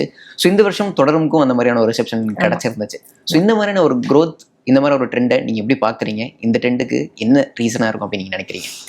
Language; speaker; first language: Tamil; native; Tamil